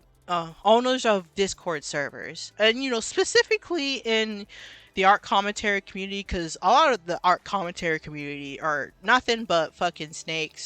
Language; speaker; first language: English; native; English